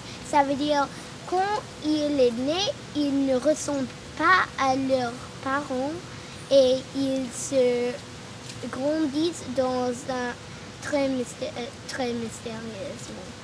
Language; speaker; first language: French; non-native, learner; English